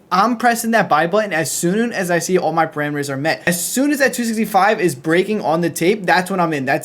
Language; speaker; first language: English; native; English